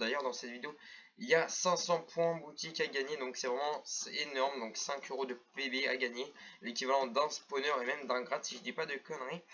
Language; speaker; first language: French; native; French